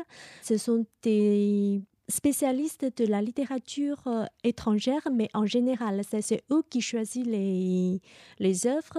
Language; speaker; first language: French; non-native, fluent; Chinese